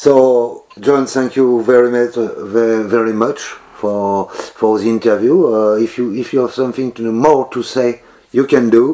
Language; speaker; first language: English; non-native, learner; French